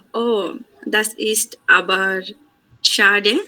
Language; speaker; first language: German; non-native, learner; Bangla